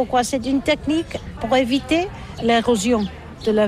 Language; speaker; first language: French; non-native, learner; Catalan